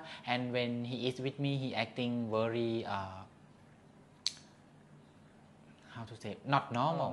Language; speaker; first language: English; non-native, learner; Thai